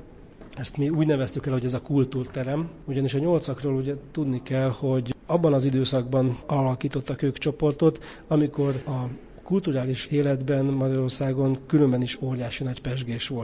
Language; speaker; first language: Hungarian; native; Hungarian